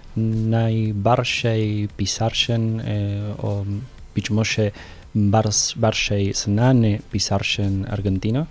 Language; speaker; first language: Polish; non-native, learner; Spanish